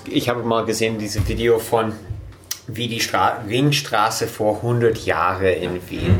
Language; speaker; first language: German; non-native, fluent; English